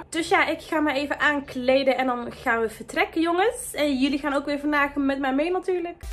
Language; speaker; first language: Dutch; early bilingual, other home language; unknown